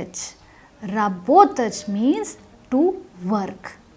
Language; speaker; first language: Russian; non-native, fluent; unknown